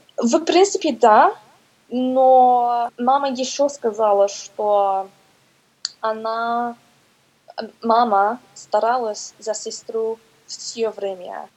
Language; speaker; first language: Russian; non-native, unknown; English